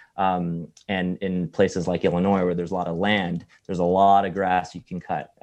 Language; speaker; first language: English; early bilingual, other home language; Chinese